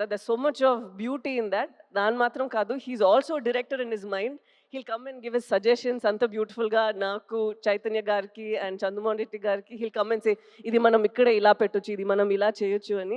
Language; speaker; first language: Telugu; non-native, fluent; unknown